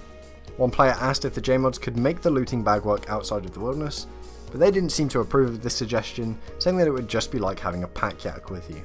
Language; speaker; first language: English; native; English